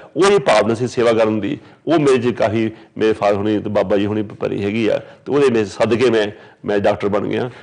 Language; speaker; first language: Punjabi; early bilingual, heritage; Punjabi